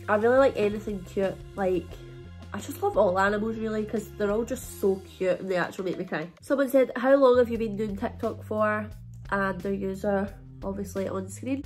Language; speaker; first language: English; native; English